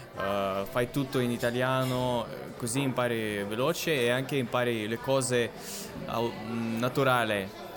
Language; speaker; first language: Italian; non-native, fluent; Russian